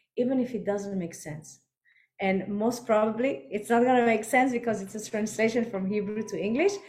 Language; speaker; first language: English; non-native, fluent; Hebrew